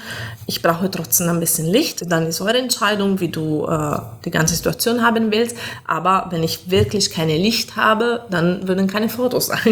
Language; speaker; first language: German; non-native, fluent; Italian